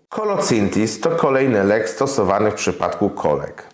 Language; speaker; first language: Polish; native; Polish